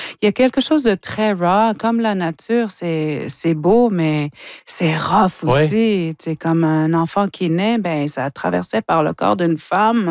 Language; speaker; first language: French; non-native, local second language; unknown